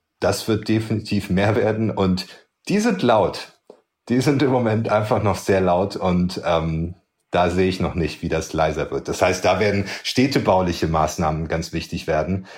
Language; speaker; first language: German; native; German